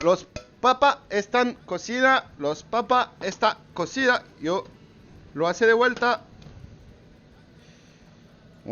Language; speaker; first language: Spanish; non-native, learner; French